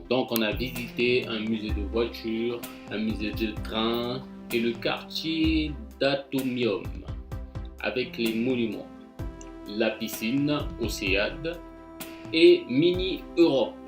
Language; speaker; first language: French; non-native, fluent; Japanese